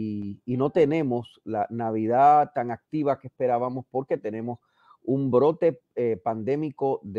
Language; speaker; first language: Spanish; native; Spanish